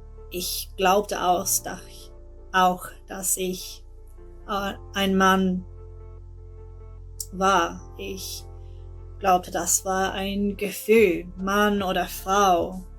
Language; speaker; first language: German; non-native, learner; English